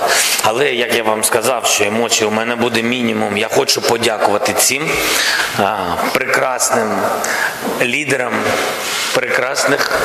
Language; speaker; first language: Ukrainian; non-native, local second language; Russian